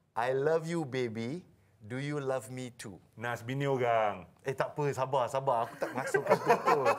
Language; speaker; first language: Malay; native; Malay